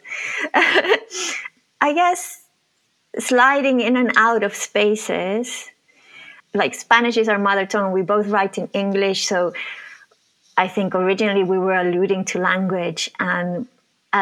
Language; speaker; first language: English; non-native, fluent; Spanish